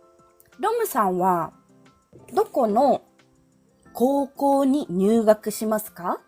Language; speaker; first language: Japanese; non-native, fluent; Filipino